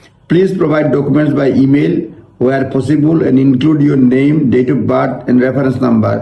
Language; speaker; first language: English; non-native, local second language; Bangla